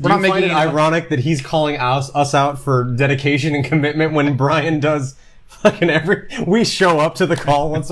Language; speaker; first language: English; native; English